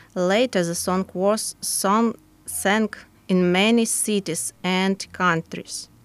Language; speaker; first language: English; non-native, fluent; Ukrainian